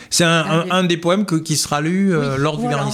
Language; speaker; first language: French; native; French